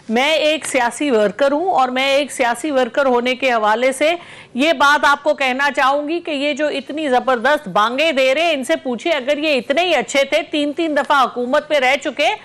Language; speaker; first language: Hindi; native; Hindi